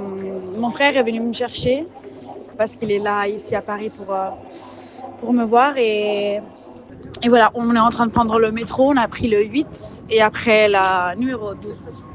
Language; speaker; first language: French; non-native, fluent; Italian